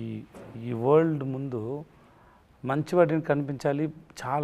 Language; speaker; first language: Telugu; non-native, learner; Tamil